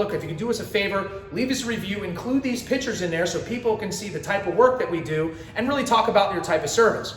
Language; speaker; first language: English; native; English